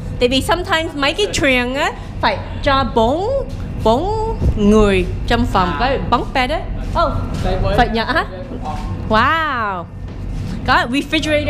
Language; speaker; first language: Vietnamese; early bilingual, heritage; Vietnamese